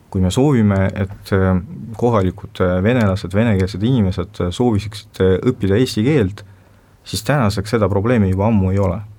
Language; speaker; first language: Estonian; non-native, local second language; Russian